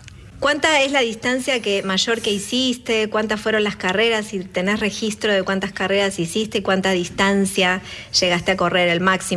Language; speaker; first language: Spanish; native; Spanish